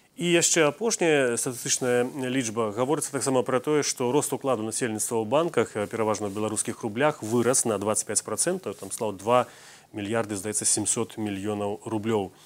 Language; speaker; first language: Belarusian; native; Belarusian